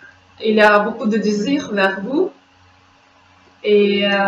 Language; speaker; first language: French; non-native, fluent; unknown